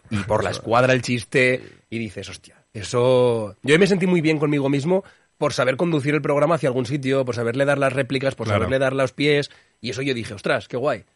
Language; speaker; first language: Spanish; native; Spanish